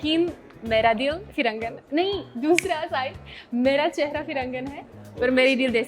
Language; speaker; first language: Hindi; non-native, learner; Czech